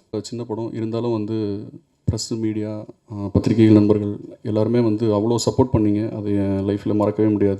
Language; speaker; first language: Tamil; native; Tamil